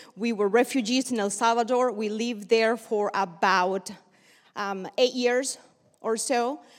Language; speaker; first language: English; early bilingual, other home language; Spanish